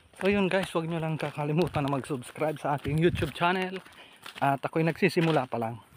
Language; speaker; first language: Filipino; non-native, local second language; Bikol